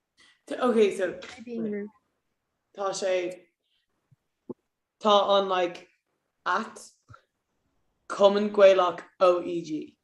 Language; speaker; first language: Irish; non-native, local second language; English